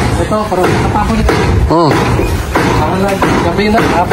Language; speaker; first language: Filipino; non-native, local second language; Cebuano